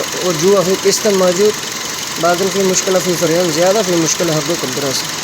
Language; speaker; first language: Arabic; non-native, learner; Punjabi